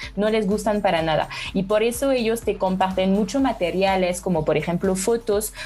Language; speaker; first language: Spanish; non-native, fluent; French